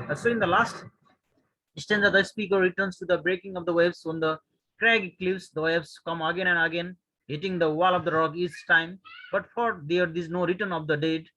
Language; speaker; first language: English; non-native, local second language; Nepali